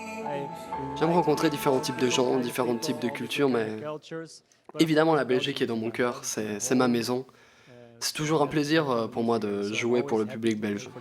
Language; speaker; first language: French; non-native, local second language; Dutch